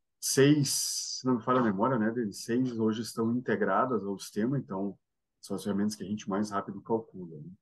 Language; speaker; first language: Portuguese; native; Portuguese